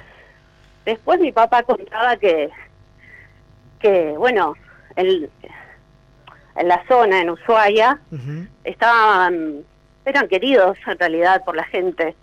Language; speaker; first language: Spanish; native; Spanish